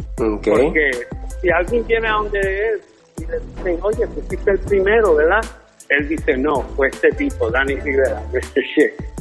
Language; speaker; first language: Spanish; early bilingual, heritage; Spanish